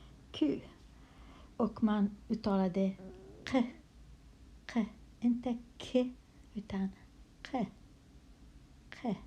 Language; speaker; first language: Swedish; non-native, local second language; Kurdish